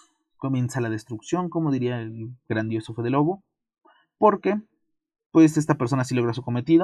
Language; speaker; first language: Spanish; native; Spanish